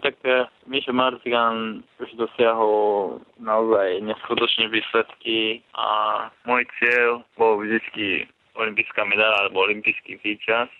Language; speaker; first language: Slovak; non-native, fluent; Japanese